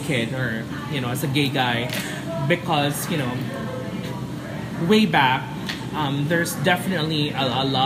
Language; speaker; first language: English; non-native, local second language; Cebuano